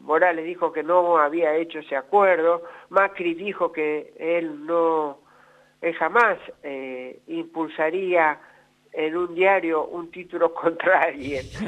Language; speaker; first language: Spanish; native; Spanish